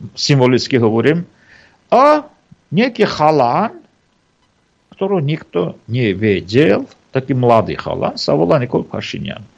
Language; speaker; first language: Slovak; non-native, fluent; Armenian